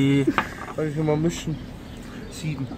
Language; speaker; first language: German; native; German